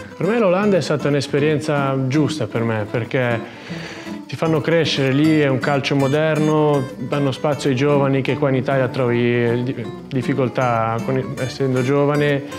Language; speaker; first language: Italian; native; Italian